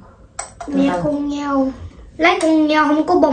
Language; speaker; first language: Vietnamese; early bilingual, heritage; Vietnamese